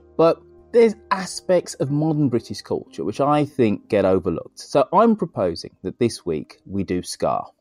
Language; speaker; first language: English; native; English